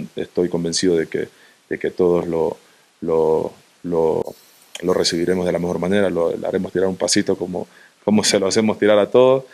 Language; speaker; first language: Spanish; native; Spanish